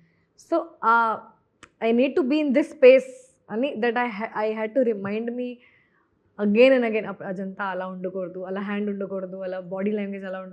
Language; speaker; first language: Telugu; non-native, local second language; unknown